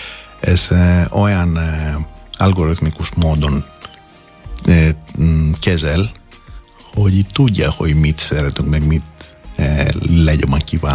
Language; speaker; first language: Hungarian; non-native, fluent; Greek